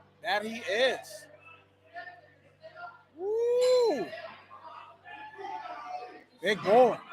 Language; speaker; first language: English; native; English